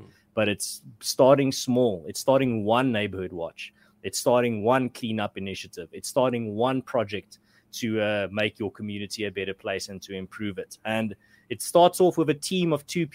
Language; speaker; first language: English; non-native, local second language; Afrikaans